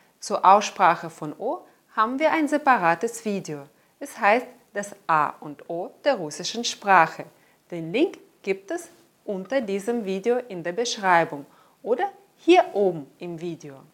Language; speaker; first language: German; non-native, fluent; Russian